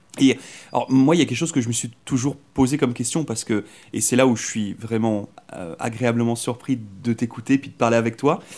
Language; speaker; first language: French; native; French